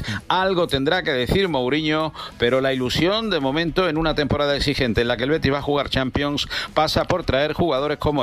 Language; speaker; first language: Spanish; native; Spanish